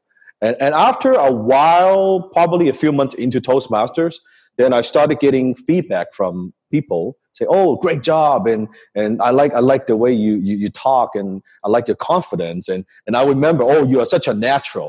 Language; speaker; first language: English; non-native, local second language; Cantonese